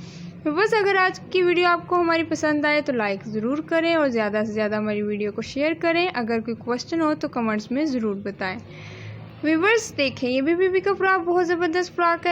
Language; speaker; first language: Hindi; native; Hindi